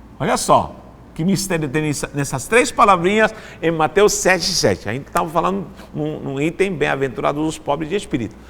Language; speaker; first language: Portuguese; non-native, fluent; Spanish